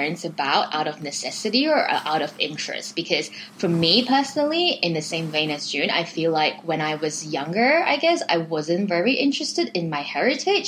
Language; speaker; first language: English; native; English